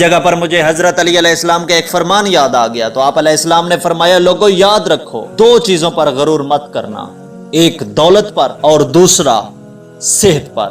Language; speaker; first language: Urdu; native; Urdu